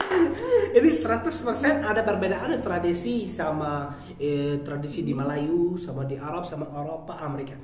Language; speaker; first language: Indonesian; non-native, learner; Arabic